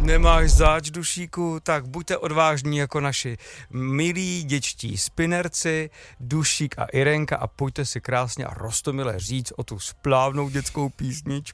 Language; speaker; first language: Czech; native; Czech